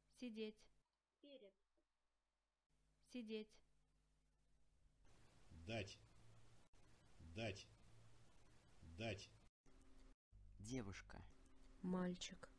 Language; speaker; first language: Russian; non-native, learner; English